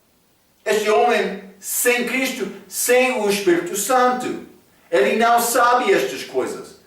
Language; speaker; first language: Portuguese; non-native, fluent; English